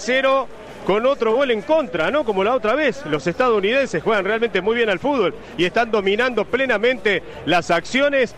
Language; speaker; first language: Spanish; native; Spanish